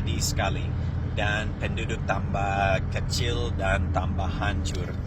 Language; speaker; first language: Indonesian; non-native, fluent; English